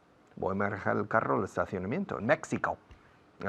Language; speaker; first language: Spanish; non-native, fluent; English